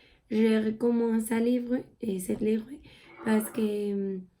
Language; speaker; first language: French; non-native, learner; Spanish